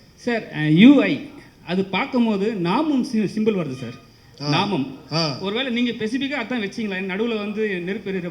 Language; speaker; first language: Tamil; native; Tamil